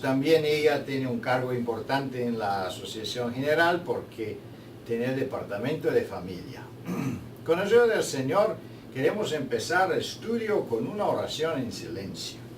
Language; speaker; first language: Spanish; non-native, fluent; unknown